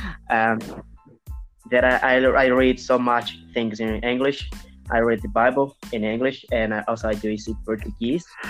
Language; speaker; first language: English; non-native, learner; Portuguese